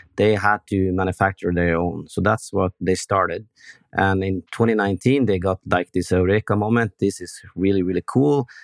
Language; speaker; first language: English; non-native, fluent; Norwegian